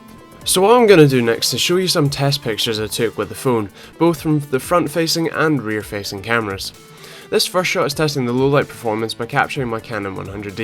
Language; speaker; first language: English; native; English